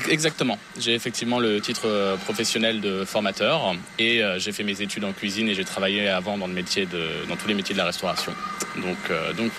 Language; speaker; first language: French; native; French